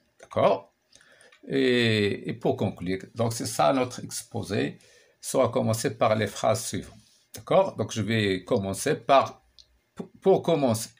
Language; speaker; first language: French; non-native, local second language; Arabic